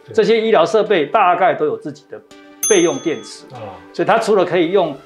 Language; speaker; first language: Chinese; native; Chinese